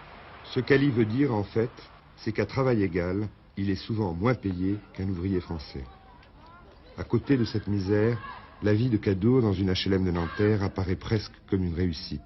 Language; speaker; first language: French; native; French